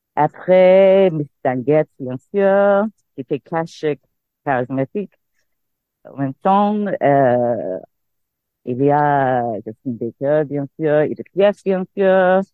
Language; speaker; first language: French; non-native, fluent; English